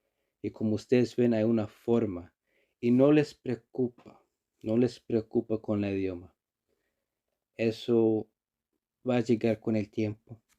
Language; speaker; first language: Spanish; non-native, learner; Icelandic